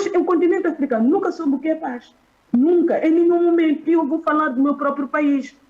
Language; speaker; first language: Portuguese; non-native, local second language; Tsonga